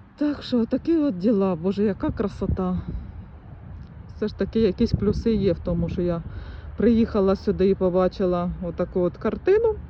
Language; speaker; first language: Ukrainian; native; Ukrainian